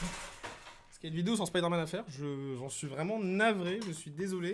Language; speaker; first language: French; native; French